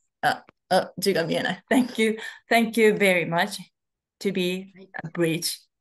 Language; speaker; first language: English; non-native, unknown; Japanese